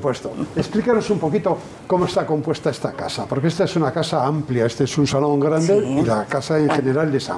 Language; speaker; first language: Spanish; native; Spanish